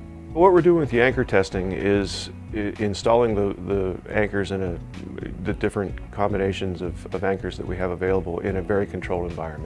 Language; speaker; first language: English; native; English